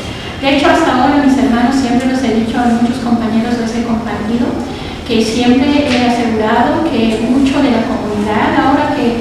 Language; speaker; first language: Spanish; non-native, local second language; Aymara